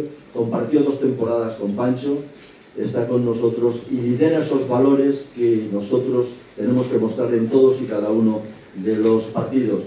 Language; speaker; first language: Spanish; native; Spanish